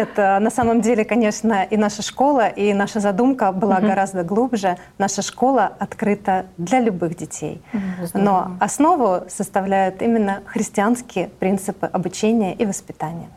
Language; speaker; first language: Russian; native; Russian